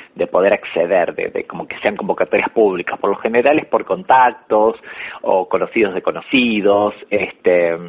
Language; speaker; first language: Spanish; native; Spanish